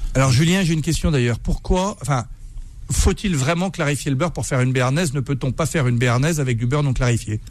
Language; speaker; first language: French; native; French